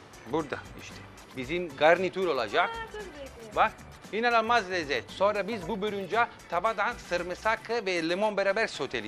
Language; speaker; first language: Turkish; non-native, fluent; Italian